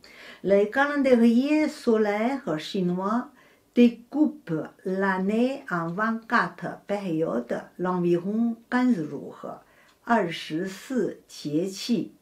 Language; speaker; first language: French; non-native, fluent; Chinese